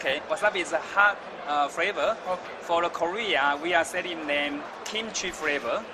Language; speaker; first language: English; non-native, learner; Chinese